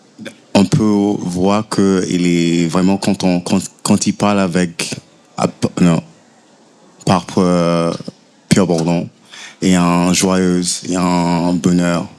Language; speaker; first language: French; non-native, fluent; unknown